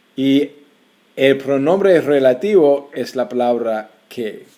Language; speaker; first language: Spanish; non-native, fluent; English